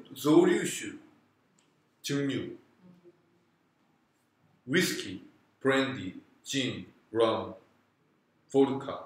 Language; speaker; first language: Japanese; non-native, fluent; Korean